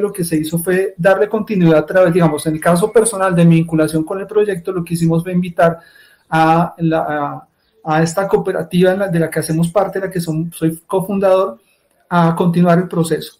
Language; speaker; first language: Spanish; native; Spanish